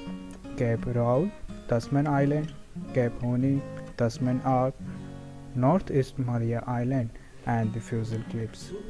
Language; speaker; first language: English; non-native, fluent; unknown